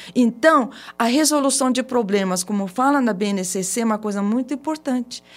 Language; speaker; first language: Portuguese; early bilingual, other home language; Japanese